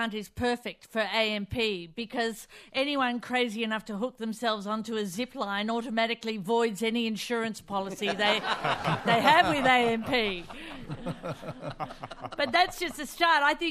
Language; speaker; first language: English; native; English